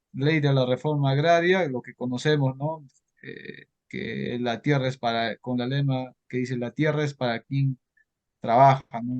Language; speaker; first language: Spanish; native; Spanish